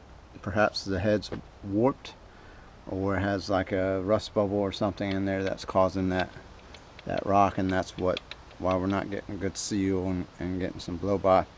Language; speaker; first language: English; native; English